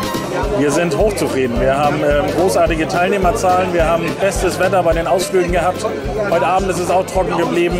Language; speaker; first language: German; native; German